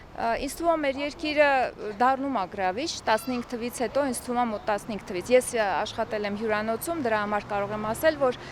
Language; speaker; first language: Armenian; native; Armenian